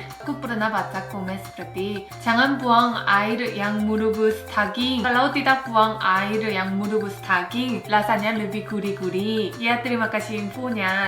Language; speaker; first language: Indonesian; non-native, fluent; Korean